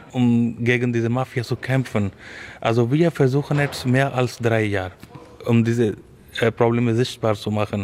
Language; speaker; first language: German; non-native, learner; Urdu